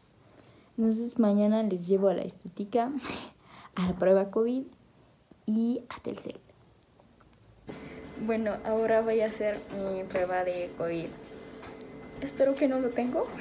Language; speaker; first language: Spanish; non-native, learner; French